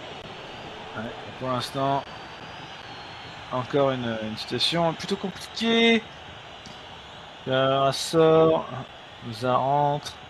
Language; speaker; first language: French; native; French